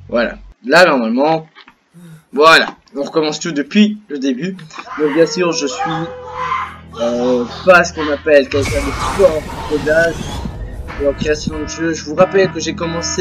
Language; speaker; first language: French; native; French